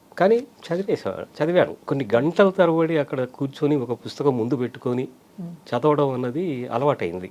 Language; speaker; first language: Telugu; non-native, local second language; Urdu